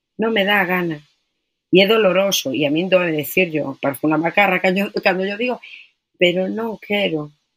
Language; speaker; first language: Galician; non-native, local second language; Spanish